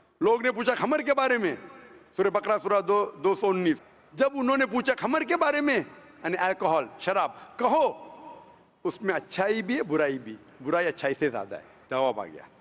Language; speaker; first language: Hindi; non-native, local second language; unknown